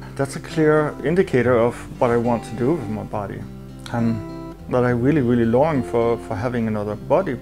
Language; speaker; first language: English; non-native, fluent; Danish